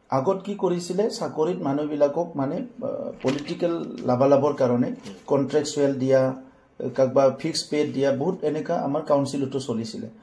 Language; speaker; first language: Assamese; non-native, local second language; Bodo